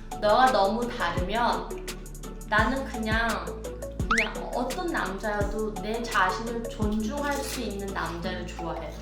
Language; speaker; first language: Korean; early bilingual, heritage; Korean